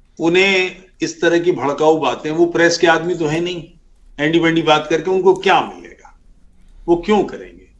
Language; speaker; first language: Urdu; native; Urdu